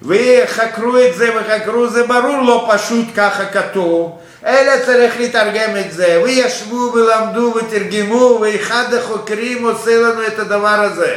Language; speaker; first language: Hebrew; non-native, fluent; Russian